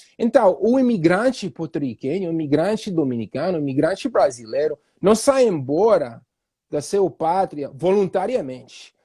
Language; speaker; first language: Portuguese; non-native, fluent; English